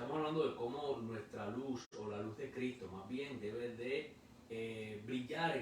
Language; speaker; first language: Spanish; native; Spanish